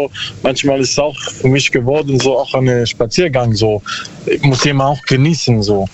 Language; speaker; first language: German; non-native, learner; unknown